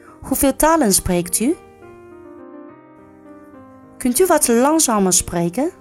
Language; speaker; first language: Dutch; non-native, fluent; Chinese